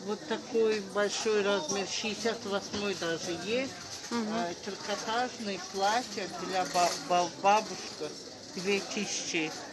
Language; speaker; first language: Russian; non-native, learner; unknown